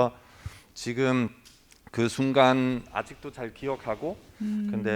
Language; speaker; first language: Korean; non-native, fluent; German